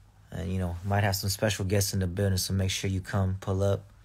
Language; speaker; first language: English; early bilingual, other home language; Korean